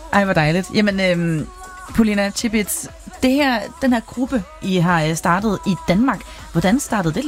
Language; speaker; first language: Danish; native; Danish